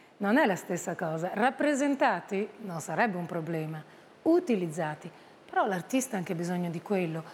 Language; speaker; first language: Italian; early bilingual, heritage; Italian